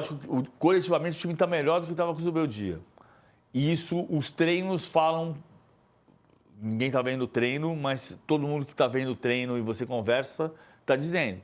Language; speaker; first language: Portuguese; native; Portuguese